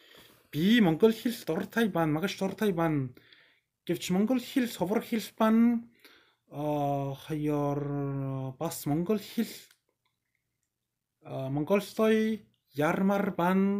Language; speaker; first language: Mongolian; non-native, learner; English